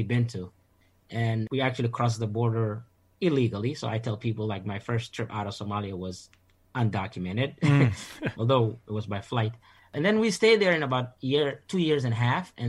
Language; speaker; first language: English; non-native, fluent; Somali